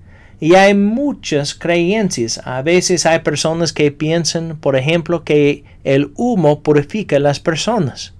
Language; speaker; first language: Spanish; non-native, fluent; English